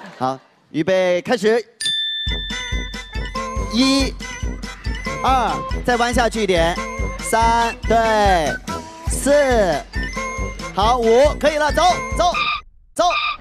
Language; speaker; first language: Chinese; native; Chinese